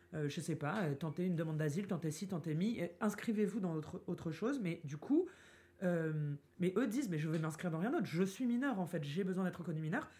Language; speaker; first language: French; native; French